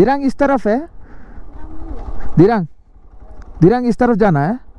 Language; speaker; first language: Hindi; non-native, local second language; Telugu